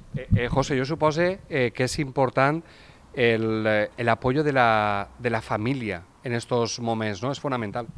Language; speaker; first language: Spanish; non-native, local second language; Catalan